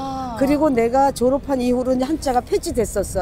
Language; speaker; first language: Korean; native; Korean